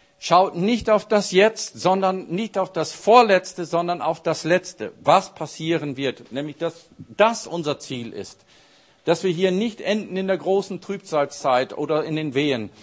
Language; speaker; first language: German; native; German